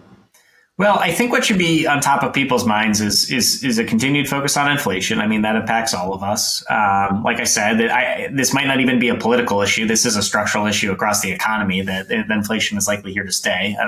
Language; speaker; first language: English; native; English